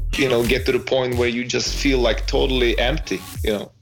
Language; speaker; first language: English; non-native, fluent; Czech